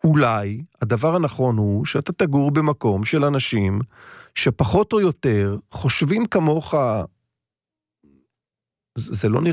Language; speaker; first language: Hebrew; native; Hebrew